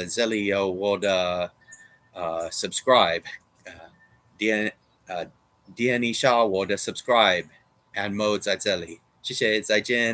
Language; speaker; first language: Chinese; non-native, learner; English